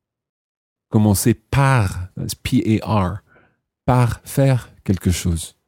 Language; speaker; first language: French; non-native, fluent; English